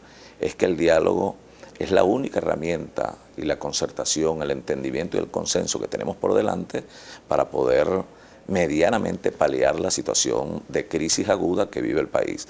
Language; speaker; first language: Spanish; native; Spanish